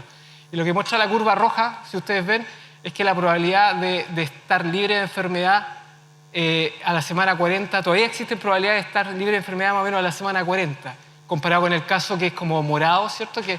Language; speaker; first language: Spanish; native; Spanish